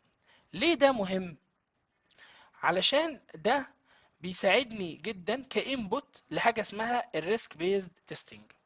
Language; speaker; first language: Arabic; native; Arabic